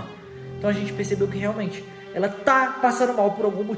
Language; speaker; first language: Portuguese; native; Portuguese